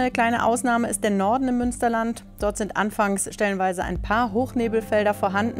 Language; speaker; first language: German; native; German